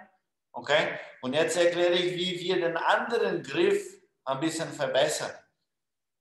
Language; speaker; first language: German; non-native, fluent; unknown